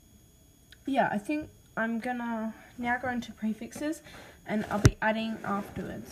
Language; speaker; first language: English; native; English